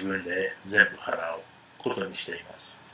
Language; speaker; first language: Japanese; non-native, fluent; English